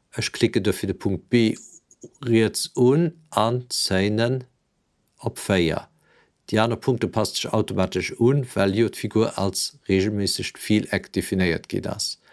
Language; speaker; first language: German; non-native, local second language; Luxembourgish